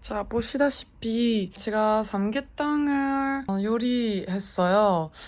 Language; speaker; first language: Korean; non-native, learner; Dutch